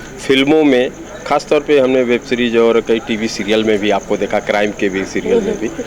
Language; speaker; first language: Hindi; native; Hindi